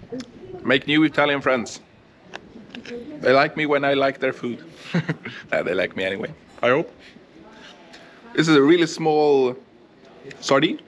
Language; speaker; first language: English; non-native, fluent; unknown